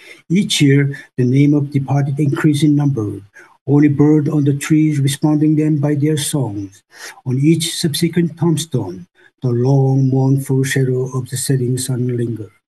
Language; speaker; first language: English; non-native, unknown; Korean